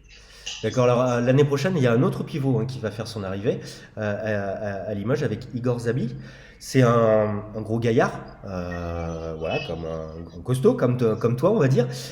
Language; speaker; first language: French; native; French